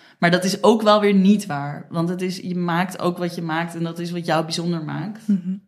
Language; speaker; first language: Dutch; native; Dutch